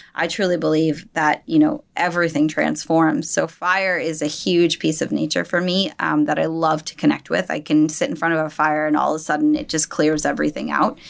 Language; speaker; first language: English; native; English